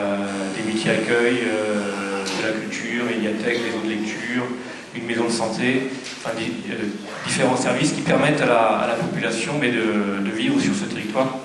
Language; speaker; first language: French; native; French